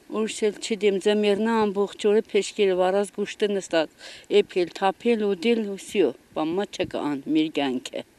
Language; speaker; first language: Armenian; native; Armenian